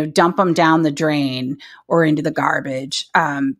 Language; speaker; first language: English; native; English